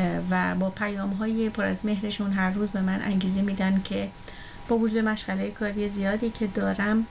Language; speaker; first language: Persian; native; Persian